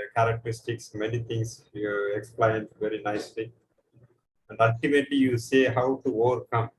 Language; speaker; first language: English; non-native, local second language; Tamil